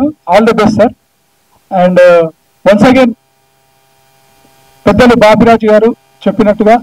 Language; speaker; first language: Telugu; native; Telugu